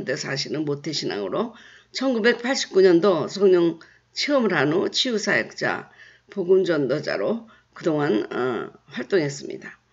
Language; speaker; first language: Korean; native; Korean